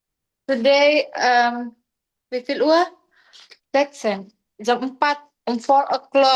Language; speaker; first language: English; non-native, learner; Indonesian